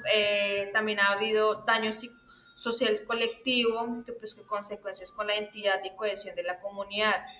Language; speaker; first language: Spanish; native; Spanish